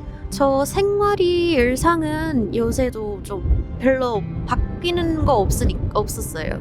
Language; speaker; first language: Korean; non-native, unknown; English